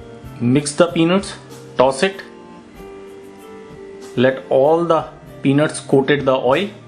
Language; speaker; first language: English; non-native, local second language; Hindi